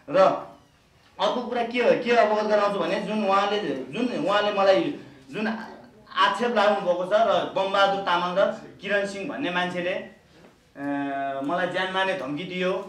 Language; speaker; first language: Nepali; native; Nepali